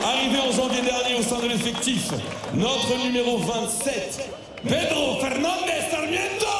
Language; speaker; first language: French; native; French